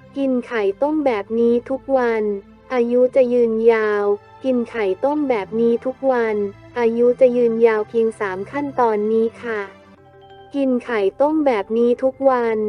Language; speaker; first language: Thai; native; Thai